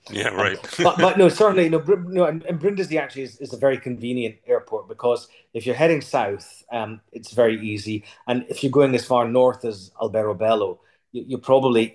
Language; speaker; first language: English; native; English